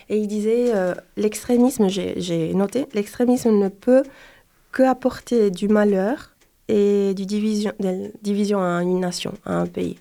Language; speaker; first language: French; non-native, fluent; Spanish